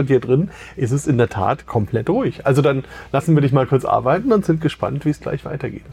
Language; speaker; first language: German; native; German